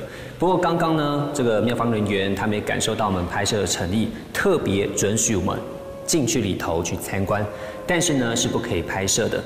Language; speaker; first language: Chinese; native; Chinese